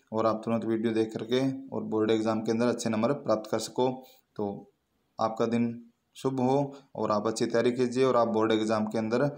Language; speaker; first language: Hindi; native; Hindi